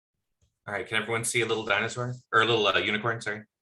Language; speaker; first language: English; native; English